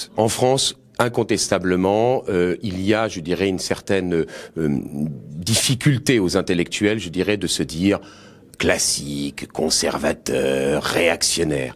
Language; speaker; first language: French; native; French